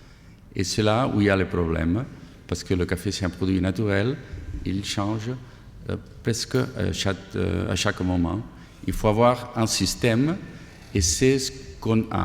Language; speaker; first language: French; non-native, fluent; Catalan